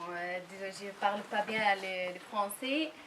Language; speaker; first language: French; non-native, learner; Arabic